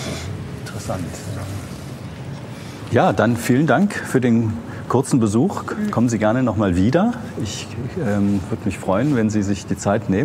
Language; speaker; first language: German; native; German